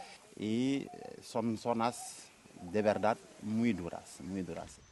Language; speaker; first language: Spanish; non-native, fluent; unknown